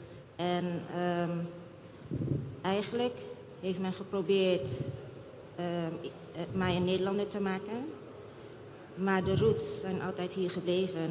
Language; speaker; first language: Dutch; early bilingual, other home language; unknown